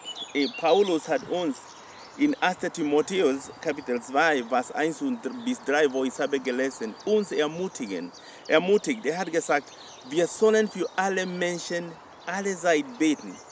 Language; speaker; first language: German; non-native, learner; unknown